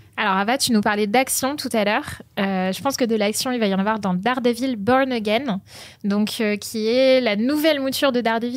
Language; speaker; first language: French; native; French